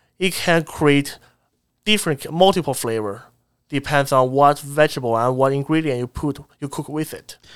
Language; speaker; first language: English; non-native, fluent; Chinese